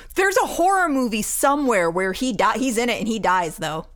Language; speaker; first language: English; native; English